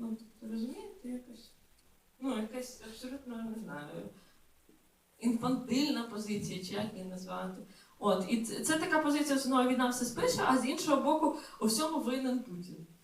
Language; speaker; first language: Ukrainian; native; Ukrainian